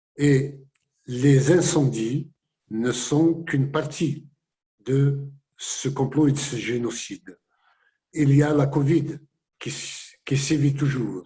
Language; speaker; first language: French; non-native, local second language; Kabyle